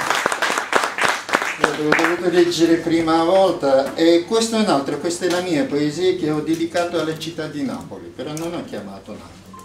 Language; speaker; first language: Italian; non-native, fluent; Russian